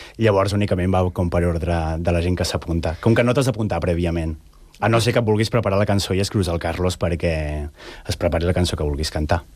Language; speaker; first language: Catalan; native; Catalan